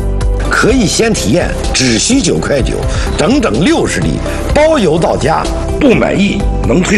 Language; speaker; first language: Chinese; native; Chinese